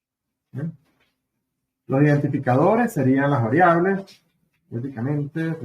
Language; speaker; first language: Spanish; native; Spanish